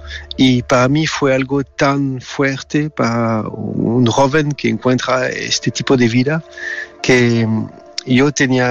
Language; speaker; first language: Spanish; non-native, learner; French